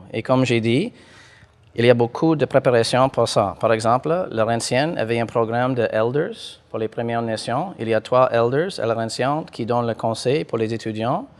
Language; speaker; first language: French; non-native, fluent; English